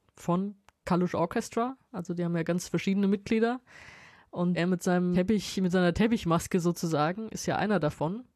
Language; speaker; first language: German; native; German